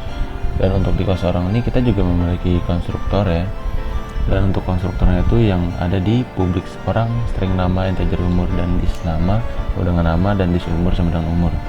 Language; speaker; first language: Indonesian; native; Indonesian